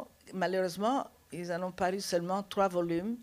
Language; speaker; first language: French; non-native, fluent; Italian